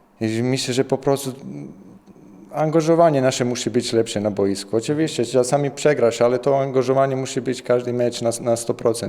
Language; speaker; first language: Polish; non-native, learner; Bosnian